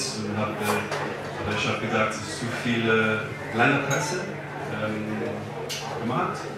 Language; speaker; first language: German; non-native, learner; English